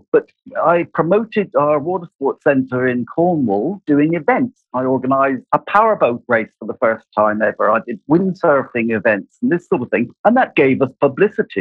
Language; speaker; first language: English; native; English